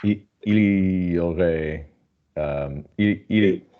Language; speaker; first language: French; non-native, learner; English